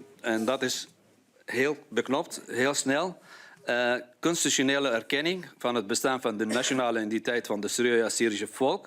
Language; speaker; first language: Dutch; non-native, fluent; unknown